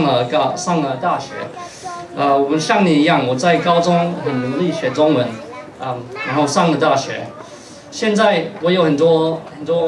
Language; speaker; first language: Chinese; non-native, fluent; English